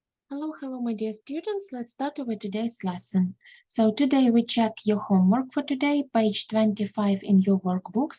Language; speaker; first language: English; non-native, fluent; Ukrainian